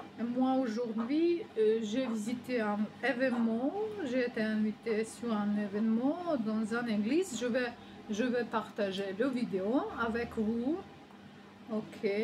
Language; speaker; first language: French; non-native, learner; Ukrainian